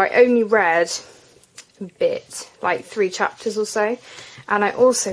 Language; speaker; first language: English; native; English